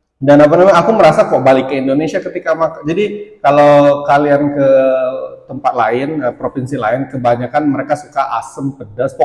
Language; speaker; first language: Indonesian; native; Indonesian